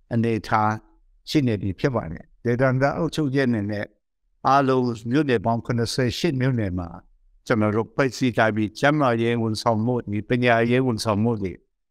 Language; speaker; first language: Burmese; non-native, local second language; Kachin